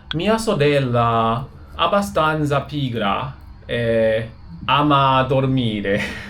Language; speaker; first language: Italian; non-native, learner; Chinese